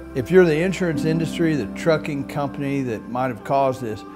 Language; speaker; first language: English; native; English